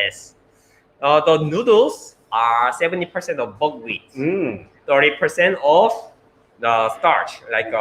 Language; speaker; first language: English; non-native, learner; Korean